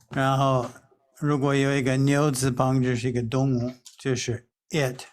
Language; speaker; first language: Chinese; non-native, fluent; English